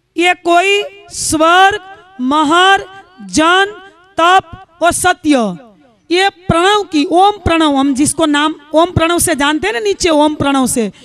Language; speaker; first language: Hindi; non-native, local second language; Gujarati